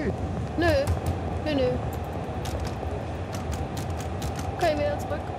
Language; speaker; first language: German; native; German